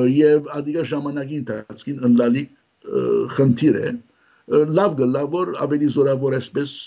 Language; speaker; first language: Armenian; early bilingual, heritage; Armenian